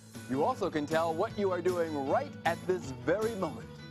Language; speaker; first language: English; native; English